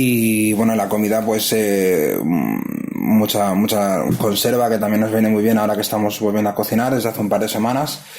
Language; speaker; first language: Spanish; native; Spanish